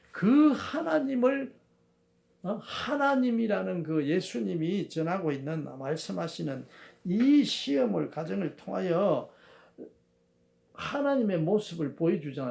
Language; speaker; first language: Korean; native; Korean